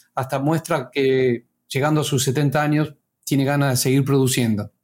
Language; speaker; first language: Spanish; native; Spanish